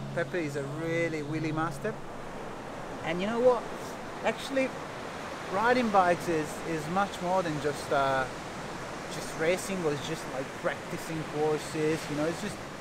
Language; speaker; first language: English; non-native, fluent; Italian